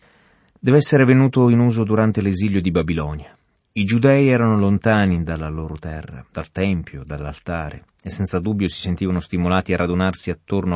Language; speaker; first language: Italian; native; Italian